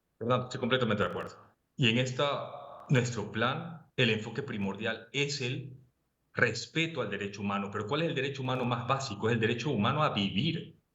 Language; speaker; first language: Spanish; native; Spanish